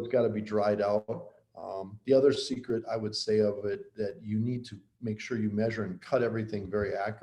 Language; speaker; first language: English; native; English